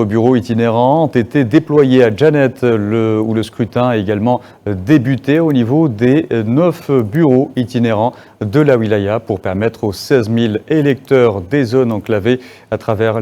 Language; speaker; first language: French; non-native, local second language; Arabic